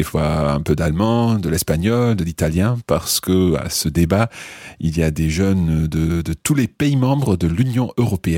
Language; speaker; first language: French; non-native, fluent; English